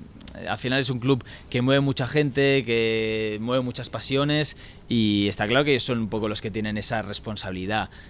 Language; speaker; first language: Spanish; native; Spanish